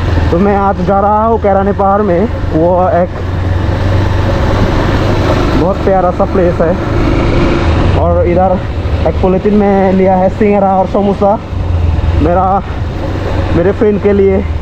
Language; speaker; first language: Hindi; non-native, learner; Chakma